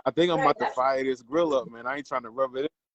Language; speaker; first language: English; native; English